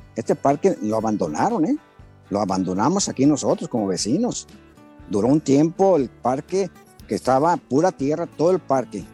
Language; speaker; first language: Spanish; native; Spanish